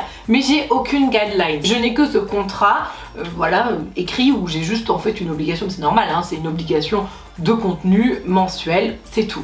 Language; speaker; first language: French; native; French